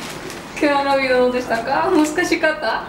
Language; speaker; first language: Japanese; non-native, learner; Spanish